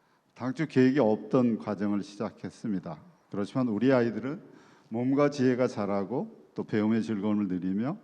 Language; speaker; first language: Korean; native; Korean